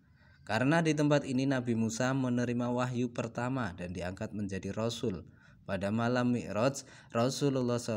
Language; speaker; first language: Indonesian; native; Indonesian